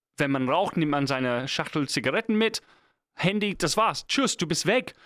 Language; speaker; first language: German; non-native, fluent; English